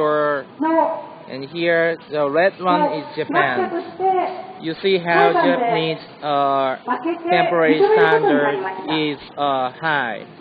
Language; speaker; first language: English; non-native, learner; Japanese